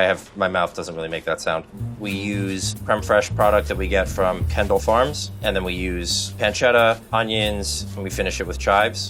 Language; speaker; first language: English; native; English